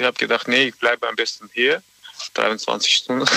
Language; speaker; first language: German; non-native, learner; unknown